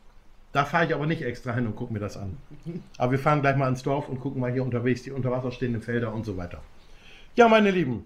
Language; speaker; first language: German; native; German